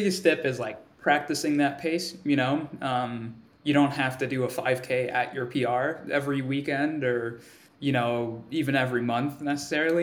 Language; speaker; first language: English; early bilingual, other home language; Swahili